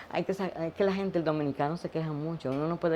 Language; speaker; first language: Spanish; native; Spanish